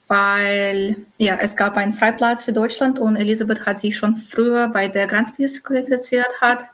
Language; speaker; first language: German; non-native, fluent; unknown